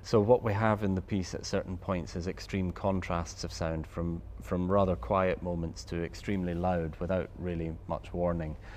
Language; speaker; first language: English; native; English